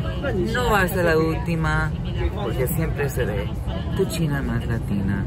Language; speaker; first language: Spanish; early bilingual, heritage; English